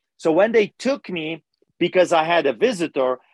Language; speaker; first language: English; non-native, fluent; Polish